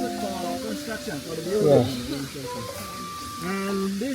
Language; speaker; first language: English; non-native, learner; Indonesian